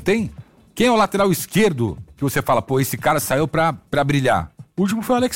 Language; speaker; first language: Portuguese; native; Portuguese